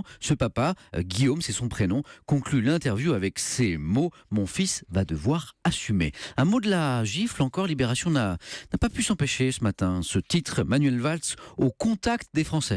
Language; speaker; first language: French; native; French